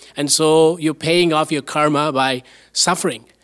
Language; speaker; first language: English; non-native, local second language; Tamil